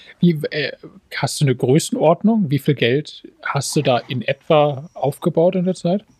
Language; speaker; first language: German; native; German